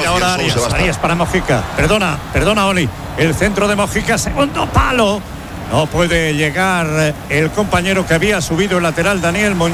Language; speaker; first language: Spanish; native; Spanish